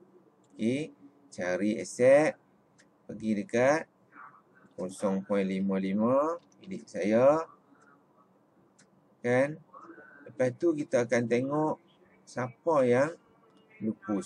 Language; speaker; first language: Malay; native; Malay